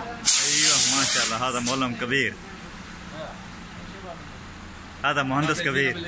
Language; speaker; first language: Arabic; non-native, learner; Punjabi